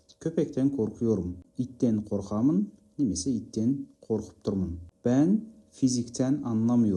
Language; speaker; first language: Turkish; non-native, fluent; Kazakh